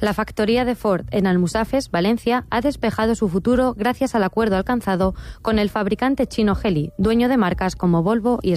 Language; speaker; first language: Spanish; native; Spanish